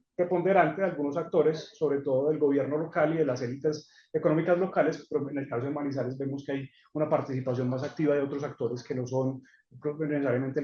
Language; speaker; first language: Spanish; native; Spanish